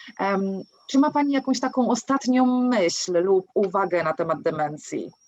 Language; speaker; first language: Polish; native; Polish